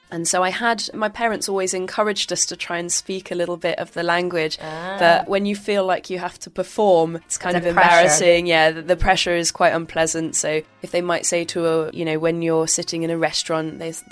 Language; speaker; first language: English; native; English